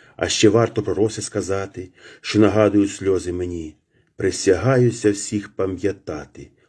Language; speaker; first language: Ukrainian; native; Ukrainian